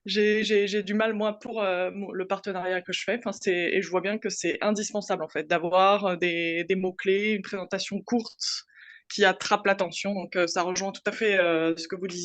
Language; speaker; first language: French; native; French